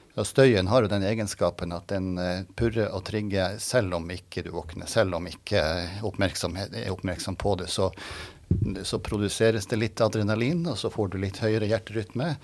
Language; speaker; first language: Norwegian; native; Norwegian